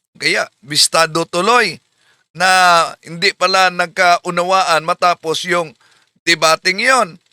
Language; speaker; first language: Filipino; non-native, local second language; Cebuano